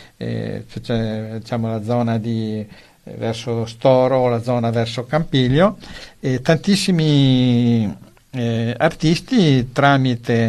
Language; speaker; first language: Italian; native; Italian